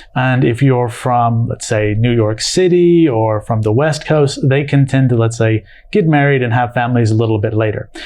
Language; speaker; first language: English; native; English